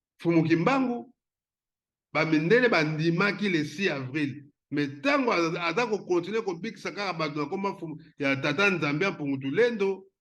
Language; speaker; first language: Lingala; non-native, local second language; Kongo